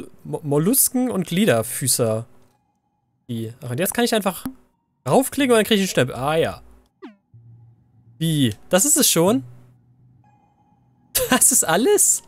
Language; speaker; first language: German; native; German